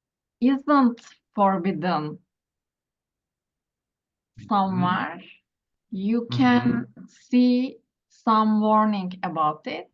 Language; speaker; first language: English; non-native, learner; Turkish